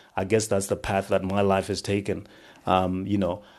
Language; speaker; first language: English; non-native, local second language; Shona